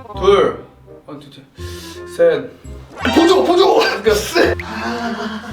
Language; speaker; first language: Korean; native; Korean